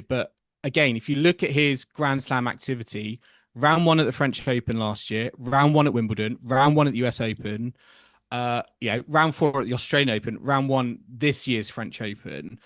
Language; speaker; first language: English; native; English